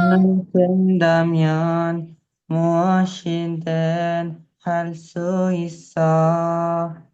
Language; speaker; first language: Korean; non-native, learner; Indonesian